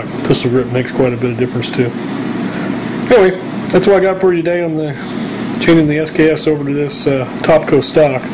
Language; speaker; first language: English; native; English